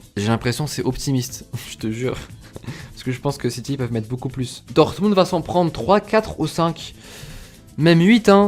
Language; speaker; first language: French; native; French